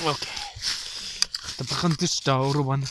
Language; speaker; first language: Welsh; non-native, learner; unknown